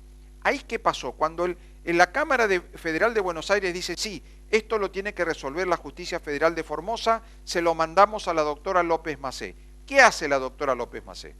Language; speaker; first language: Spanish; native; Spanish